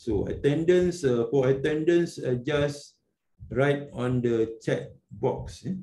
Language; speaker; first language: English; non-native, local second language; Malay